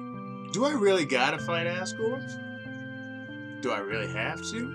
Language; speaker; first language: English; native; English